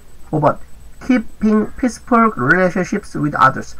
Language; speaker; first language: English; non-native, fluent; Korean